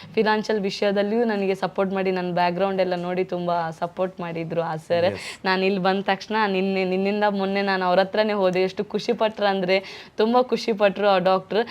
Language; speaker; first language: Kannada; non-native, local second language; Tulu